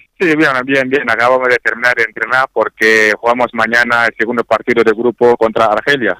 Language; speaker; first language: Spanish; non-native, fluent; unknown